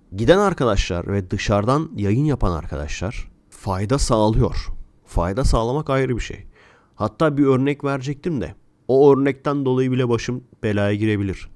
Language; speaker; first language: Turkish; native; Turkish